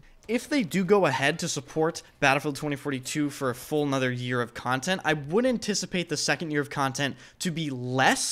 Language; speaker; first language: English; native; English